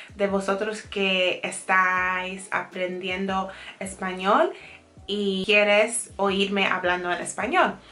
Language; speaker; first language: Spanish; non-native, fluent; English